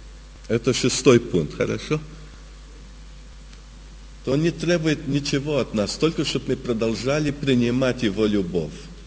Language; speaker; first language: Russian; early bilingual, heritage; Russian